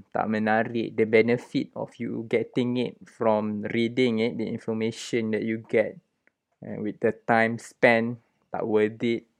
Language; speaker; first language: English; non-native, local second language; Malay